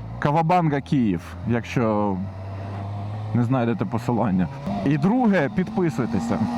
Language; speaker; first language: Ukrainian; non-native, local second language; Russian